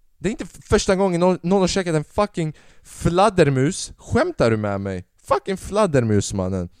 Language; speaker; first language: Swedish; early bilingual, other home language; Albanian